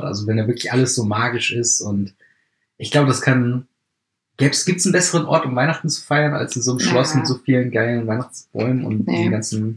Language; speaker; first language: German; native; German